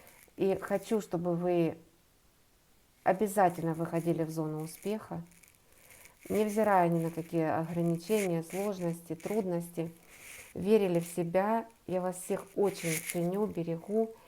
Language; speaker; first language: Russian; native; Russian